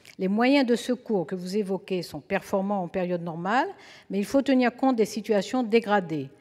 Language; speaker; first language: French; native; French